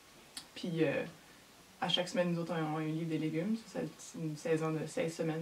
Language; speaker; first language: French; native; French